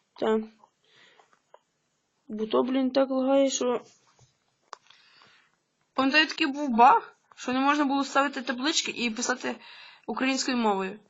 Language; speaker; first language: Ukrainian; native; Ukrainian